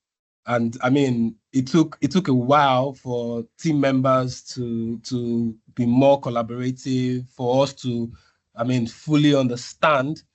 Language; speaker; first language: English; non-native, local second language; Yoruba